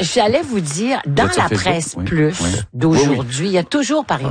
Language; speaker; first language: French; native; French